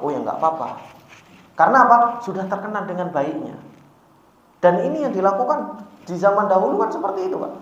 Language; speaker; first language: Indonesian; native; Indonesian